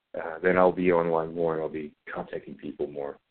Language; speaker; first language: English; native; English